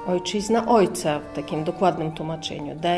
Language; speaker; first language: Polish; non-native, fluent; Chechen